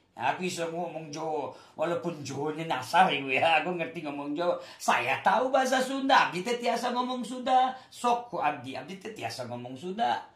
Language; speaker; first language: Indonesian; non-native, local second language; Achinese